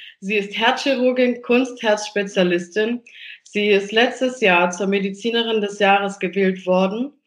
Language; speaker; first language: German; early bilingual, other home language; Italian